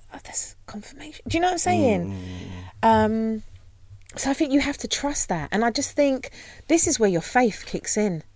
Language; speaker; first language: English; native; English